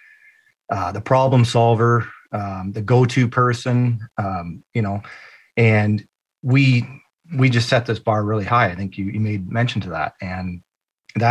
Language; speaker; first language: English; native; English